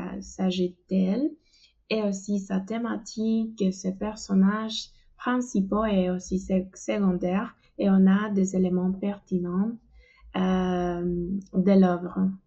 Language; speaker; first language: French; non-native, fluent; Spanish